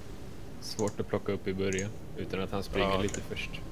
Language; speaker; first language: Swedish; native; Swedish